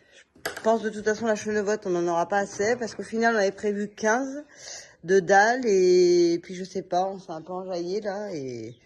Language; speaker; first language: French; native; French